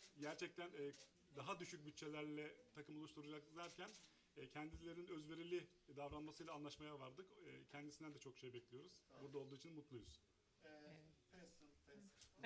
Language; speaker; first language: Turkish; native; Turkish